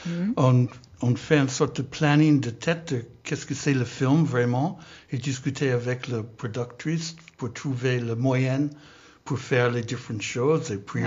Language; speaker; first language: French; non-native, learner; English